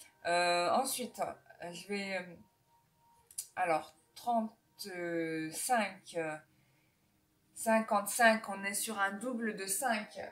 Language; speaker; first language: French; native; French